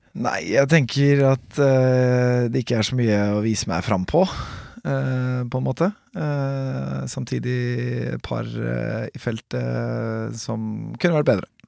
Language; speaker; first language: Norwegian; native; Norwegian